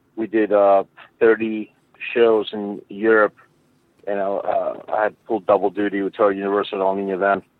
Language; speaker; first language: English; early bilingual, other home language; Spanish